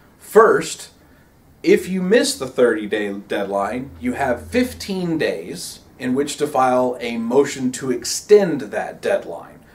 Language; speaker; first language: English; native; English